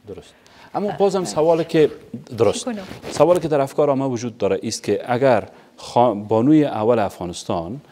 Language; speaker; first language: Persian; native; Persian